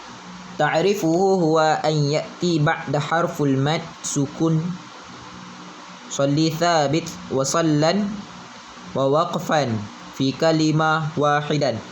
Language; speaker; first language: Arabic; non-native, learner; Malay